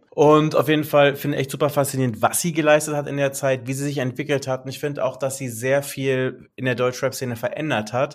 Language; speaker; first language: German; native; German